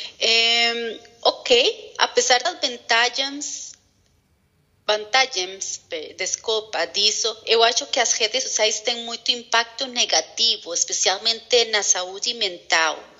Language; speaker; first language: Portuguese; non-native, learner; Spanish